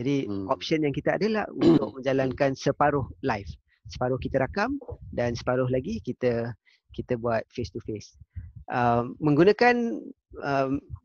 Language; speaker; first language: Malay; native; Malay